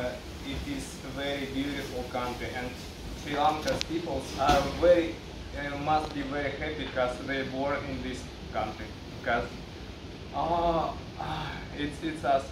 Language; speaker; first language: English; non-native, learner; Russian